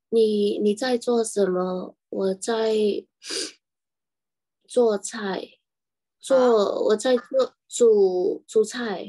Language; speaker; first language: Chinese; non-native, learner; Burmese